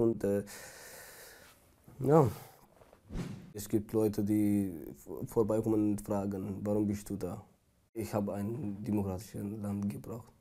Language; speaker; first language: German; non-native, learner; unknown